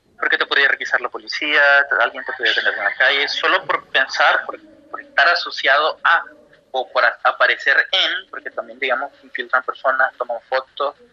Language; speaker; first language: Spanish; native; Spanish